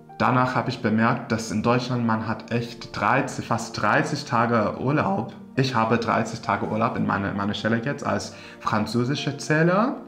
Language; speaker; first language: German; non-native, fluent; English